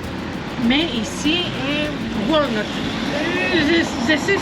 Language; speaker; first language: French; non-native, learner; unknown